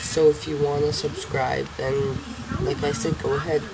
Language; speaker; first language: English; native; English